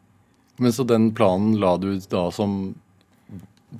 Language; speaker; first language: Norwegian; native; Norwegian